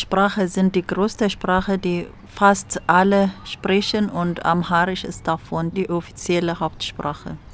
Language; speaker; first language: German; non-native, fluent; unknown